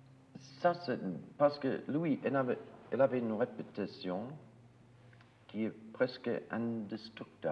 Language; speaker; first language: French; non-native, learner; English